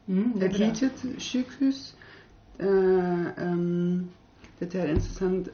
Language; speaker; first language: Swedish; non-native, learner; German